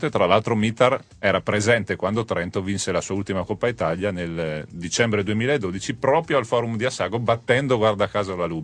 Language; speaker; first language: Italian; native; Italian